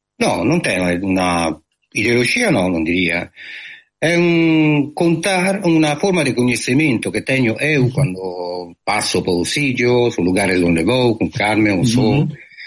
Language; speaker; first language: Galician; non-native, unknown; Italian